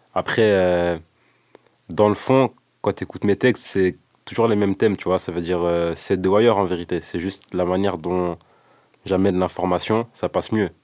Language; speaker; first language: French; early bilingual, other home language; Lingala